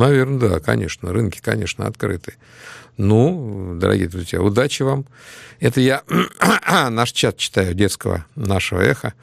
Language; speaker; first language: Russian; native; Russian